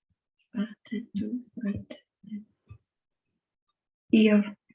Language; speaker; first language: German; non-native, learner; Portuguese